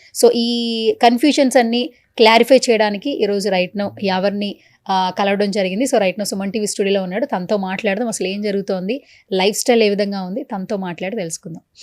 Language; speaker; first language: Telugu; native; Telugu